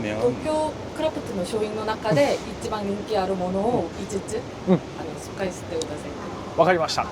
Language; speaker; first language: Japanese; non-native, fluent; Korean